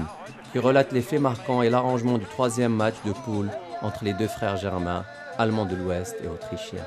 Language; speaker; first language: French; non-native, local second language; Arabic